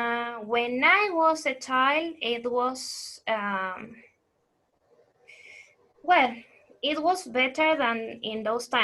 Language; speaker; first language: English; non-native, fluent; Spanish